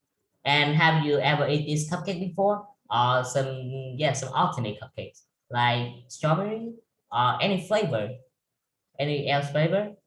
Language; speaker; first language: English; non-native, learner; Vietnamese